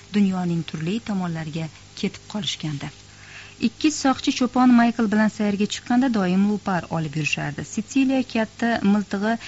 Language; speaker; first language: Uzbek; native; Uzbek